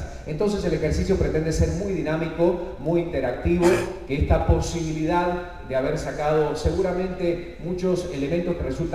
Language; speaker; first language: Spanish; native; Spanish